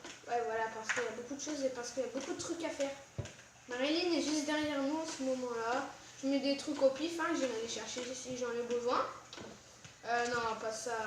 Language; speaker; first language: French; native; French